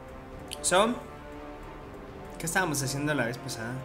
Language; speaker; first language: Spanish; native; Spanish